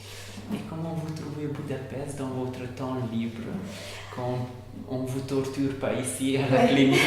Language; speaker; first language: French; non-native, learner; Hungarian